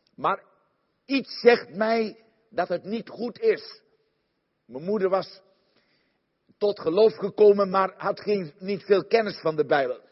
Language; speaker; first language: Dutch; native; Dutch